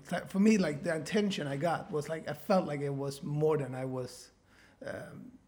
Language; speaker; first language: English; non-native, fluent; Swedish